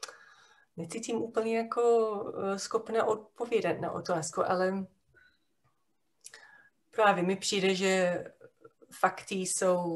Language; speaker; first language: Czech; non-native, fluent; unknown